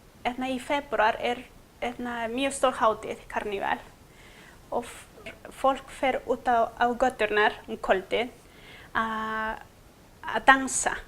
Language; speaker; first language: Icelandic; non-native, fluent; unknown